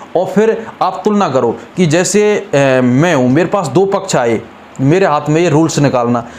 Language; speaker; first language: Hindi; native; Hindi